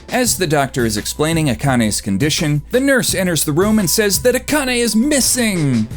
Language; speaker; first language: English; native; English